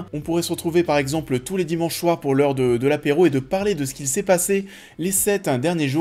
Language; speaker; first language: French; native; French